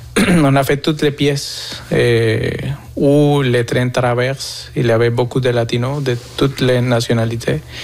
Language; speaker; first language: French; non-native, fluent; Spanish